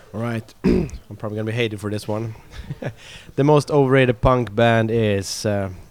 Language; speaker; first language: English; non-native, fluent; Swedish